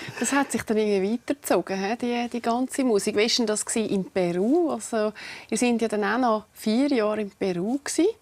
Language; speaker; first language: German; native; German